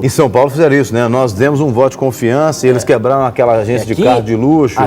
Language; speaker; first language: Portuguese; native; Portuguese